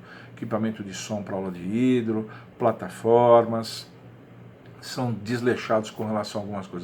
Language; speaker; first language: Portuguese; native; Portuguese